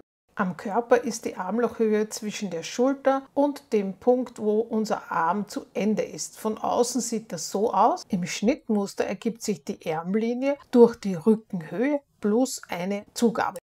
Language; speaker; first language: German; native; German